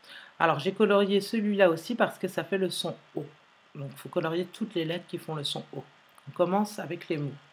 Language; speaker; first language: French; native; French